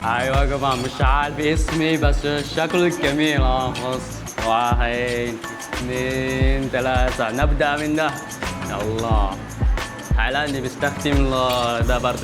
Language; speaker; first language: Arabic; non-native, fluent; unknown